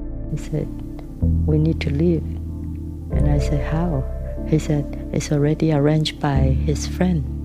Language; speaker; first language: English; non-native, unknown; Vietnamese